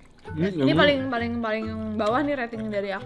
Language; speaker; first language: Indonesian; native; Indonesian